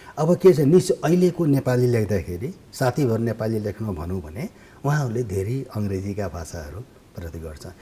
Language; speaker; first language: Nepali; non-native, local second language; Bhojpuri